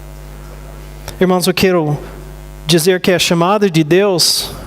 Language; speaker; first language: Portuguese; non-native, fluent; English